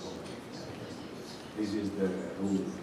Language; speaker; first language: English; non-native, fluent; Italian